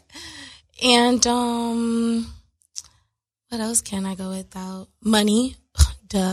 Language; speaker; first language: English; native; English